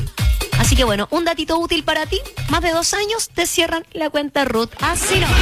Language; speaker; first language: Spanish; native; Spanish